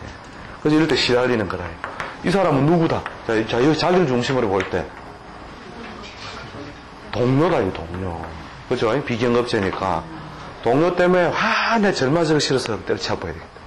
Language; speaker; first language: Korean; native; Korean